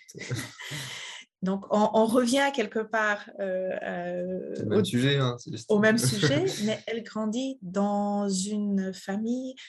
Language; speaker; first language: French; non-native, fluent; Polish